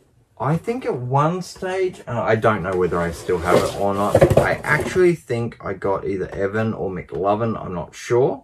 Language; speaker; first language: English; native; English